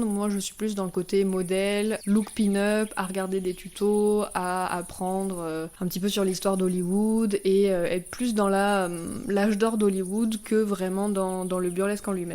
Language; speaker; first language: French; native; French